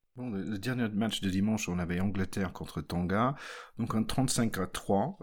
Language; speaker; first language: French; non-native, fluent; English